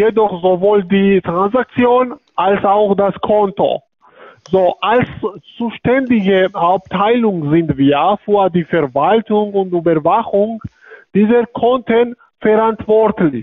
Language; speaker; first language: German; non-native, learner; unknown